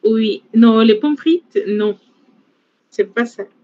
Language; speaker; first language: French; non-native, fluent; Spanish